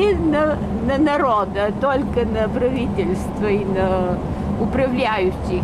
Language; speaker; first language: Russian; non-native, learner; Bulgarian